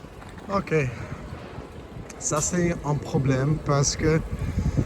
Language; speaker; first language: French; non-native, learner; English